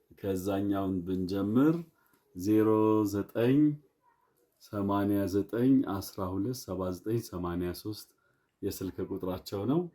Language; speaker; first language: Amharic; native; Amharic